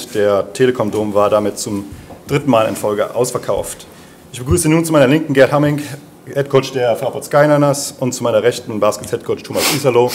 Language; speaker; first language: German; native; German